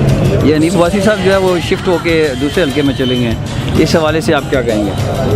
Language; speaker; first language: Urdu; native; Urdu